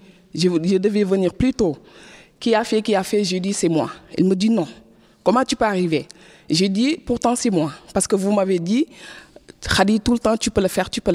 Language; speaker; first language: French; non-native, fluent; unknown